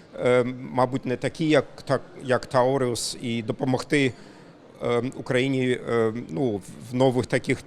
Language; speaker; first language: Ukrainian; non-native, fluent; German